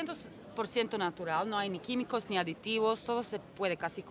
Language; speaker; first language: Spanish; non-native, fluent; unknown